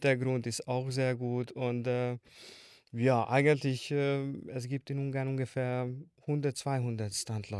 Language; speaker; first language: German; non-native, learner; Hungarian